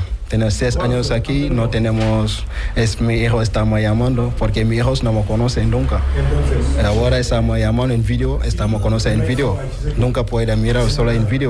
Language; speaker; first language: Spanish; non-native, learner; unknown